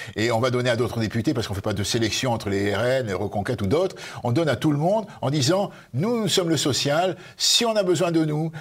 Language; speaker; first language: French; native; French